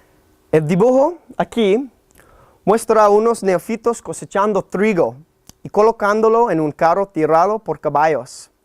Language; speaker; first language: Spanish; non-native, learner; English